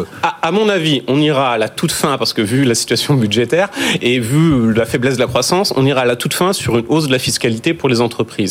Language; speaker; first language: French; native; French